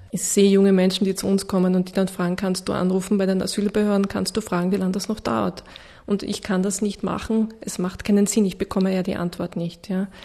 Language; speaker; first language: German; native; German